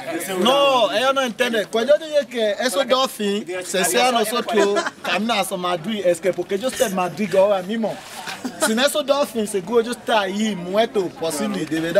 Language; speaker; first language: Spanish; non-native, learner; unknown